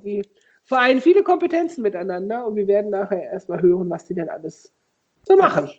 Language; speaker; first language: German; native; German